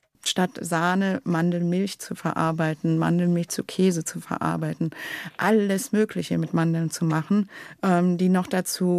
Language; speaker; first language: German; native; German